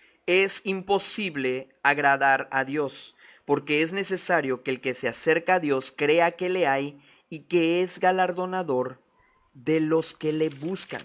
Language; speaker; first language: Spanish; native; Spanish